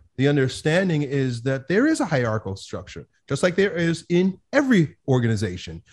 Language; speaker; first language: English; native; English